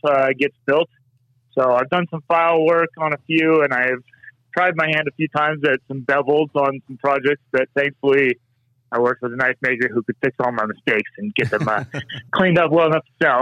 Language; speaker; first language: English; native; English